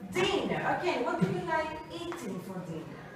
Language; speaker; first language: English; non-native, fluent; Greek